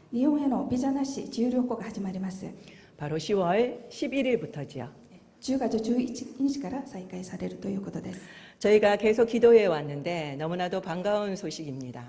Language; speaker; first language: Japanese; non-native, fluent; Korean